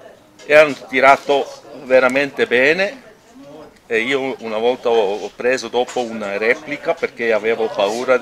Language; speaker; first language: Italian; non-native, local second language; German